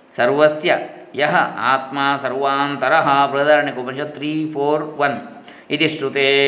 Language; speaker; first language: Hindi; non-native, local second language; Kannada